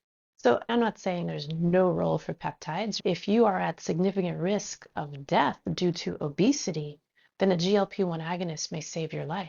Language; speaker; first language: English; native; English